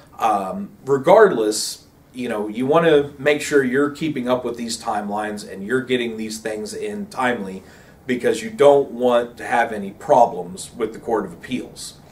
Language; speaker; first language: English; native; English